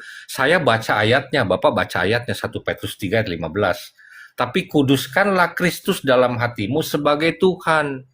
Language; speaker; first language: Indonesian; native; Indonesian